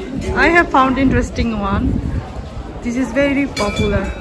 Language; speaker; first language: English; non-native, local second language; Bangla